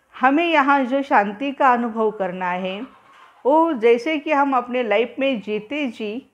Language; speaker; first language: Hindi; non-native, local second language; Marathi